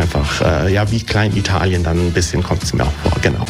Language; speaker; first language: German; early bilingual, other home language; Italian